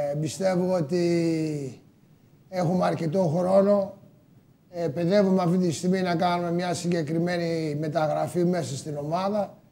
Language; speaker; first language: Greek; early bilingual, heritage; Greek